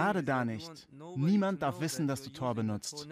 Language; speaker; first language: German; native; German